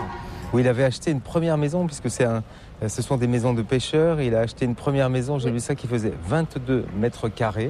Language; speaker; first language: French; native; French